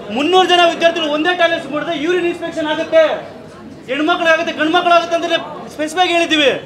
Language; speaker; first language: Kannada; native; Kannada